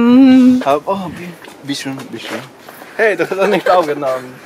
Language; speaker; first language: German; non-native, learner; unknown